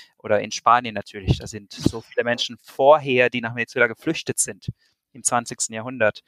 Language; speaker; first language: German; non-native, fluent; Spanish